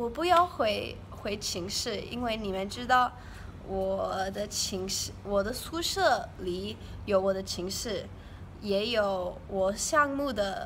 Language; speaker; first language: Chinese; non-native, learner; English